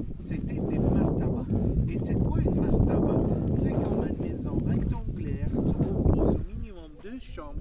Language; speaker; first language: French; non-native, fluent; Arabic